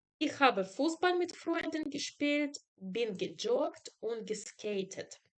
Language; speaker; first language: German; non-native, fluent; Ukrainian